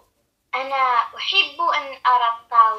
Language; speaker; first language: Arabic; non-native, learner; French